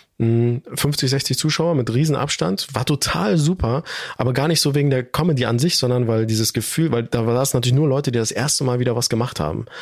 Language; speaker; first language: German; early bilingual, other home language; Turkish